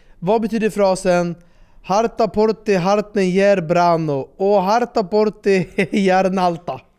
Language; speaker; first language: Swedish; native; Swedish